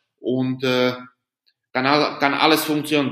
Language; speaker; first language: German; non-native, learner; Slovak